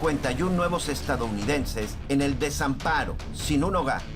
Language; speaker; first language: Spanish; native; Spanish